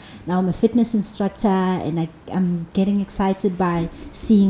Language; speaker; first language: English; non-native, local second language; Zulu